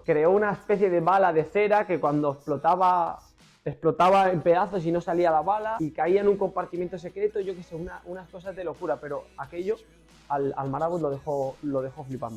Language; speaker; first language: Spanish; native; Spanish